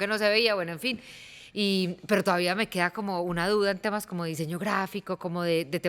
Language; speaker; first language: Spanish; native; Spanish